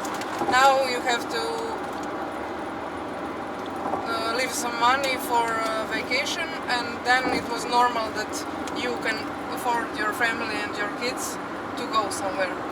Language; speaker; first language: English; non-native, fluent; Croatian